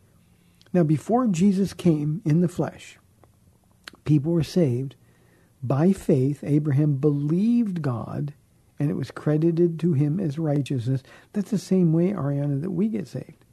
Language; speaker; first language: English; native; English